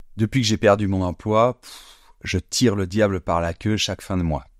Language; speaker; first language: French; native; French